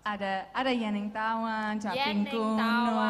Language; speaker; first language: Indonesian; non-native, fluent; English